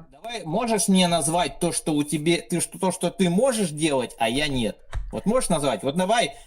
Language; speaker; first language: Russian; native; Russian